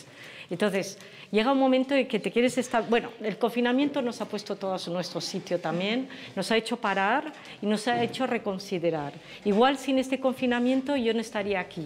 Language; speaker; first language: Spanish; non-native, fluent; French